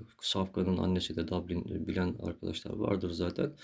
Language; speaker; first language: Turkish; native; Turkish